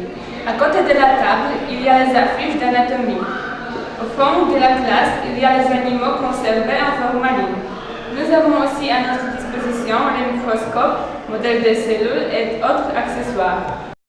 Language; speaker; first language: French; non-native, learner; Polish